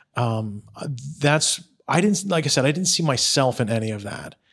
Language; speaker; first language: English; native; English